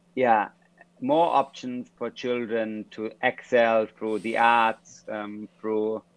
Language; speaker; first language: English; non-native, fluent; German